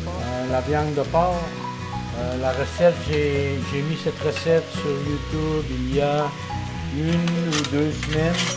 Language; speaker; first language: French; non-native, fluent; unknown